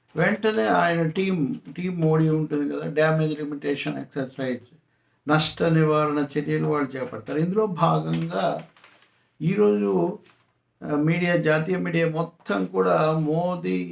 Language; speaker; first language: Telugu; native; Telugu